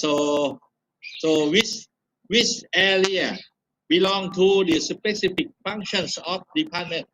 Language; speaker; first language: English; non-native, fluent; Thai